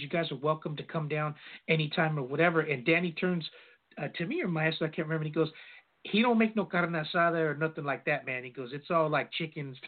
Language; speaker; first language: English; native; English